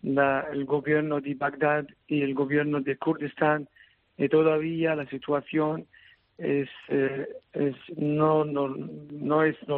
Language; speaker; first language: Spanish; non-native, learner; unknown